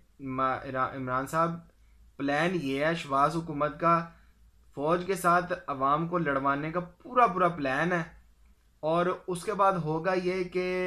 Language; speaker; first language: Urdu; non-native, local second language; Punjabi